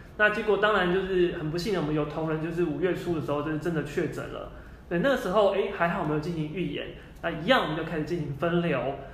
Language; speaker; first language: Chinese; native; Chinese